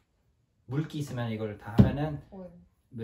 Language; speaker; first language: Korean; native; Korean